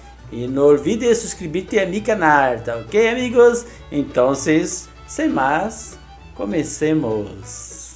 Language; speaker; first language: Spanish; non-native, learner; Portuguese